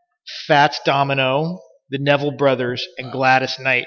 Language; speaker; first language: English; native; English